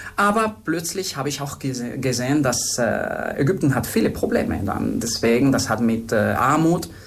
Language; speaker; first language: German; non-native, fluent; Spanish